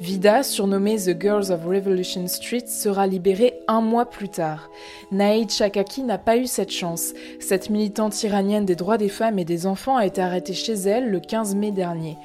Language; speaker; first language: French; native; French